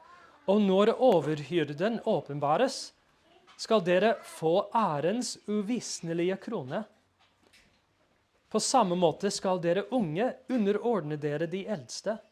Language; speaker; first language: Norwegian; non-native, fluent; English